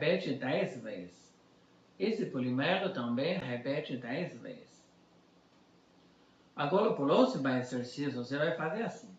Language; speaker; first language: Portuguese; non-native, fluent; Chinese